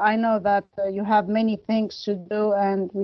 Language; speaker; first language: English; non-native, fluent; Arabic